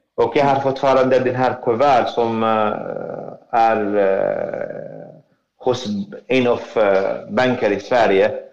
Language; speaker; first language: Swedish; non-native, fluent; Arabic